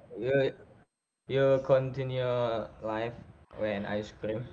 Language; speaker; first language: English; non-native, learner; Indonesian